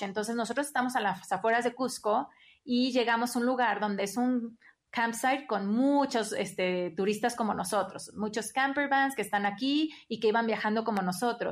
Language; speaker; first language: Spanish; native; Spanish